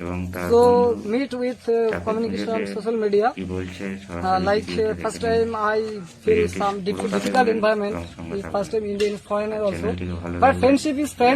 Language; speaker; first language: English; non-native, learner; Bangla